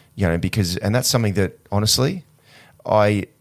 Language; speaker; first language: English; native; English